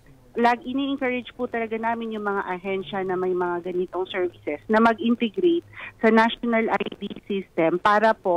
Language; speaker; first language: Filipino; native; Filipino